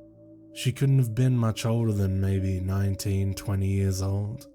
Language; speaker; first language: English; native; English